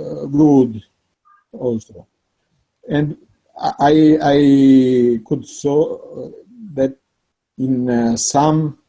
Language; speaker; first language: English; non-native, learner; Italian